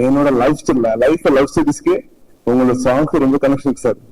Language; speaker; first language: Tamil; non-native, local second language; Telugu